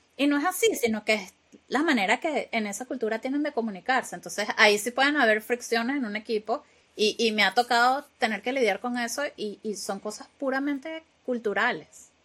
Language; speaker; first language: Spanish; native; Spanish